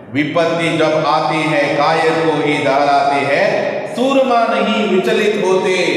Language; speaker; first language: Hindi; non-native, local second language; Kannada